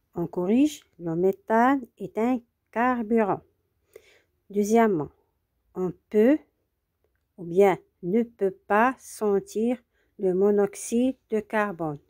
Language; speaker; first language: French; non-native, local second language; Arabic